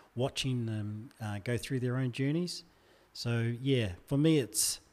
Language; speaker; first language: English; native; English